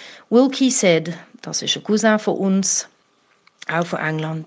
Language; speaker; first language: German; native; German